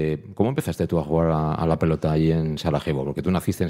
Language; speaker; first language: Spanish; native; Spanish